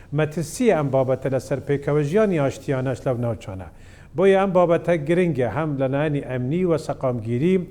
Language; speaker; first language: Central Kurdish; non-native, local second language; Kurdish